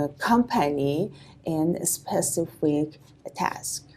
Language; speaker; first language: English; non-native, learner; Persian